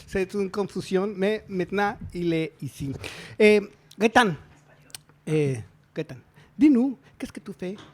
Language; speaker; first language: French; non-native, learner; Spanish